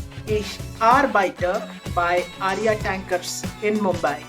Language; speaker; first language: German; non-native, fluent; Marathi